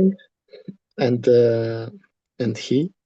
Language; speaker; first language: English; non-native, learner; Russian